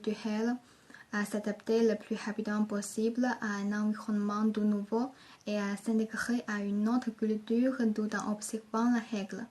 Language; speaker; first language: French; non-native, learner; Chinese